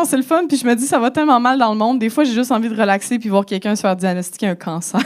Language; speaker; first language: French; native; French